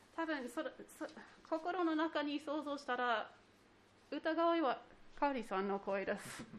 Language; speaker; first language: Japanese; non-native, fluent; English